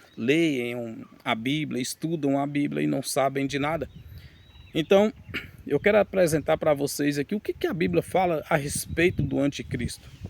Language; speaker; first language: Portuguese; native; Portuguese